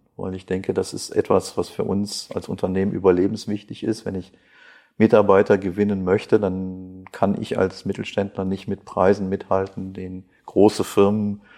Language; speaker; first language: German; native; German